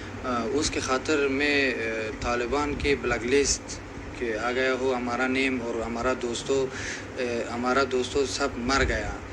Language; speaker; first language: Hindi; non-native, learner; Persian